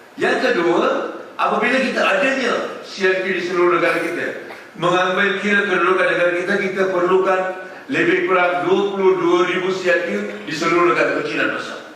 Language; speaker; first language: Malay; non-native, local second language; Tamil